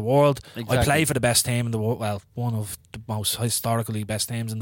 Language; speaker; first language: English; native; English